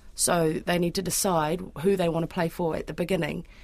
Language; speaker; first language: English; native; English